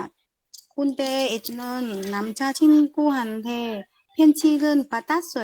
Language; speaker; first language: Korean; non-native, learner; Vietnamese